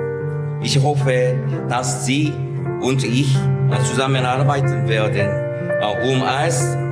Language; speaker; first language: German; non-native, fluent; Korean